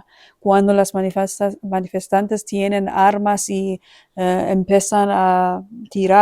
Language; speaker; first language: Spanish; non-native, fluent; Persian